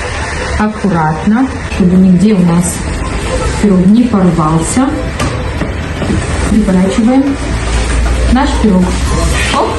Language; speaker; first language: Russian; native; Russian